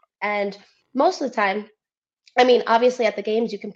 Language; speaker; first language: English; early bilingual, other home language; Spanish